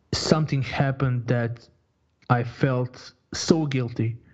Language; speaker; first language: English; non-native, fluent; Croatian